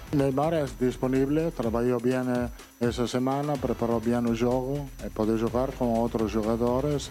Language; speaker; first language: Portuguese; non-native, fluent; Italian